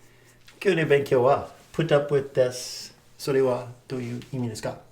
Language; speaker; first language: Japanese; non-native, fluent; English